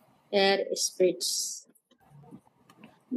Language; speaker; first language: German; non-native, learner; Bangla